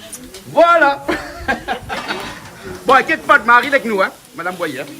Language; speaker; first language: French; native; French